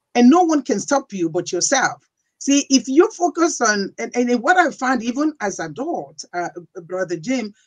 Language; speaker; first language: English; non-native, local second language; Igbo